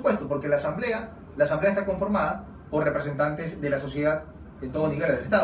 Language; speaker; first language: Spanish; native; Spanish